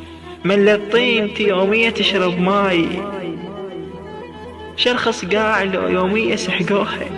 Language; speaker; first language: Arabic; native; Arabic